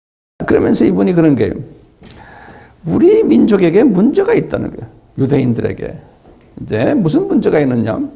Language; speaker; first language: Korean; native; Korean